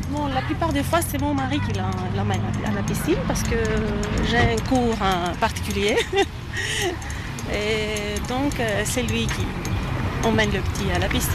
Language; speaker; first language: French; non-native, fluent; Greek